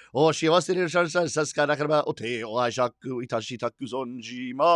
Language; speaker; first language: Japanese; non-native, fluent; English